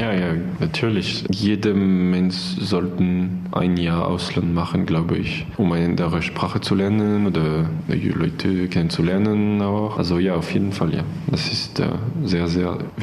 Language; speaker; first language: German; non-native, fluent; French